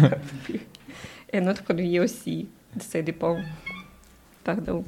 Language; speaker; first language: French; non-native, learner; Ukrainian